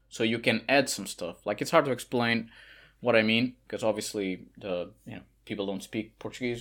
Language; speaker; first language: English; non-native, fluent; Portuguese